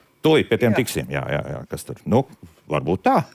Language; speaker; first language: Latvian; native; Latvian